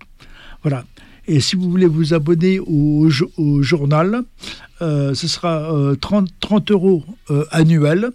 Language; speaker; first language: French; native; French